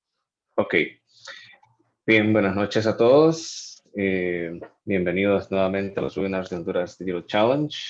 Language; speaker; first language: Spanish; native; Spanish